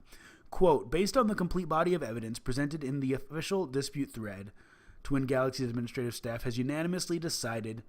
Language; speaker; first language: English; native; English